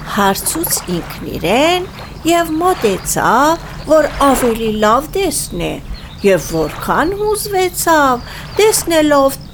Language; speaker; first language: Armenian; early bilingual, heritage; Armenian